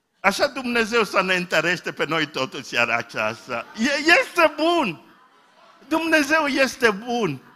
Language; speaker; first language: Romanian; non-native, fluent; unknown